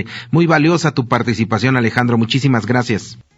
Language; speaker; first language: Spanish; native; Spanish